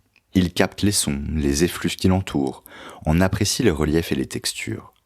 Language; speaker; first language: French; native; French